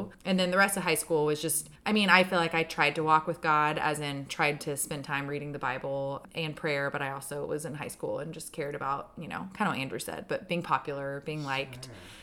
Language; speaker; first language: English; native; English